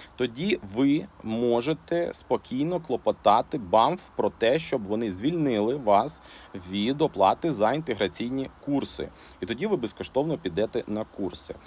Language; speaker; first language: Ukrainian; native; Ukrainian